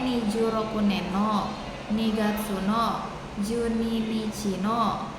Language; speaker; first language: Japanese; non-native, learner; Indonesian